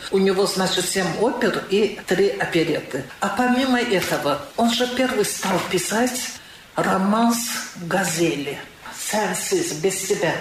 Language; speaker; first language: Russian; non-native, local second language; Azerbaijani